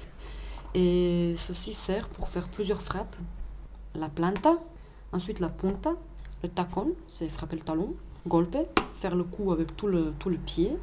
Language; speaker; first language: French; non-native, fluent; Bosnian